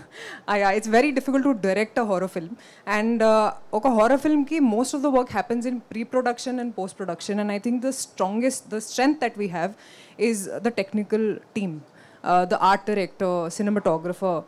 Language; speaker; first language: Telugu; non-native, fluent; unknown